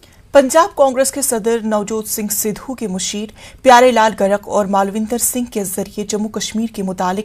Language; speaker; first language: Hindi; native; Hindi